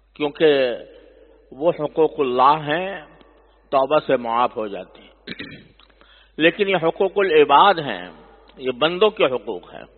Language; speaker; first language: Urdu; native; Urdu